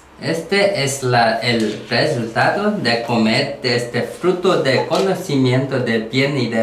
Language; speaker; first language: Spanish; non-native, learner; Korean